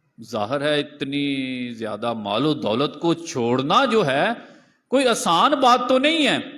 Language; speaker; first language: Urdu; non-native, local second language; Punjabi